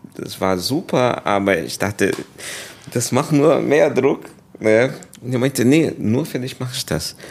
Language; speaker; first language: German; non-native, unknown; Portuguese